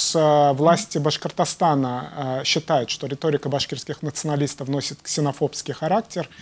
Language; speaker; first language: Russian; native; Russian